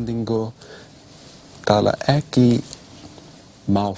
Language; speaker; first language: Icelandic; non-native, learner; English